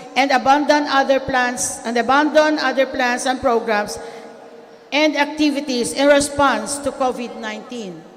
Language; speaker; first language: English; non-native, local second language; Filipino